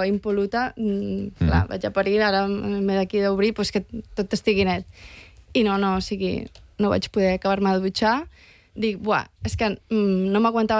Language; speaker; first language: Catalan; native; Catalan